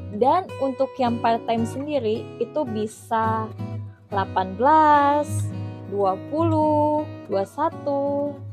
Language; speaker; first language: Indonesian; native; Indonesian